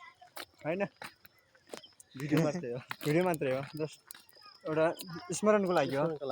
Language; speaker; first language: Nepali; native; Nepali